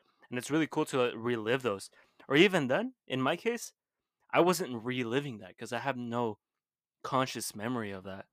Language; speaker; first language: English; early bilingual, other home language; Spanish